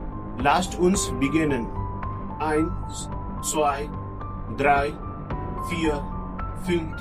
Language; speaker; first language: German; non-native, learner; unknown